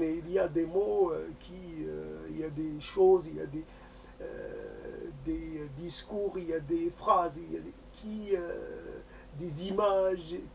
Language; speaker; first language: French; native; French